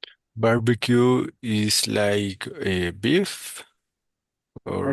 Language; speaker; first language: English; non-native, learner; Spanish